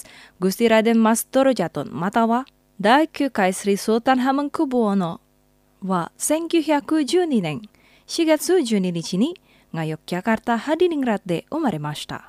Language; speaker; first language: Japanese; non-native, fluent; Indonesian